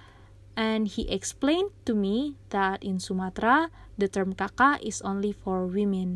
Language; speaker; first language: English; non-native, fluent; Indonesian